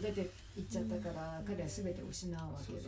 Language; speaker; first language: Japanese; native; Japanese